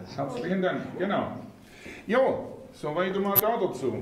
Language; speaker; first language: German; native; German